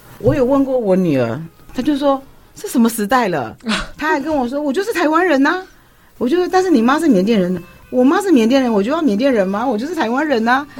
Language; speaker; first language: Chinese; early bilingual, heritage; Chinese